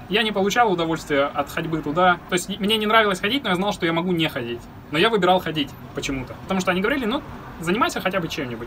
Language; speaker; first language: Russian; native; Russian